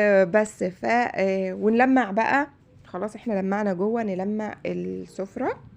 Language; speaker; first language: Arabic; native; Arabic